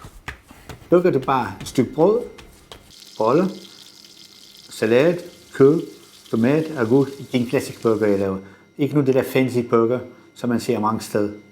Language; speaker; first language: Danish; non-native, fluent; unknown